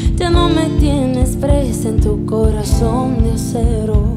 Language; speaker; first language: English; early bilingual, other home language; Spanish